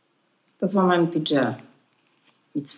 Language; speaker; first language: German; non-native, fluent; Polish